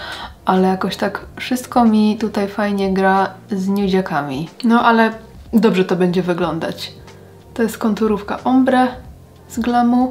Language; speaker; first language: Polish; native; Polish